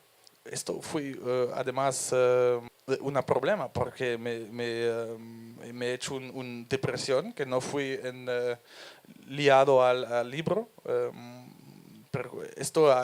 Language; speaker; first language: Spanish; non-native, fluent; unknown